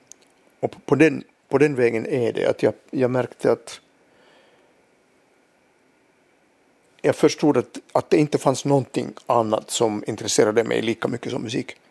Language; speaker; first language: Swedish; non-native, local second language; Finnish